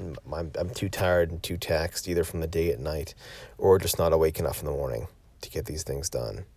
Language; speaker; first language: English; native; English